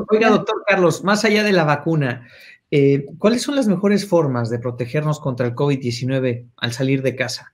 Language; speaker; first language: Spanish; native; Spanish